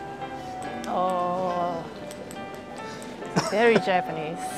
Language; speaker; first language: English; non-native, learner; Japanese